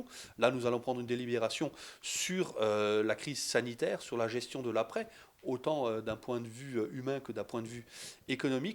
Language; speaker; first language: French; native; French